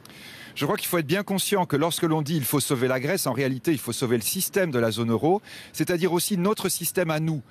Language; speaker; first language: French; native; French